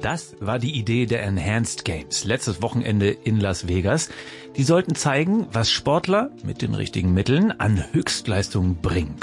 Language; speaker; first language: German; native; German